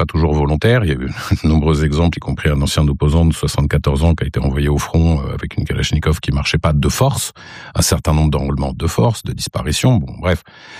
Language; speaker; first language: French; non-native, local second language; Arabic